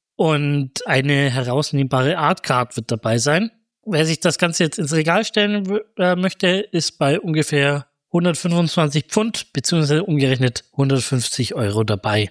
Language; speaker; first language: German; native; German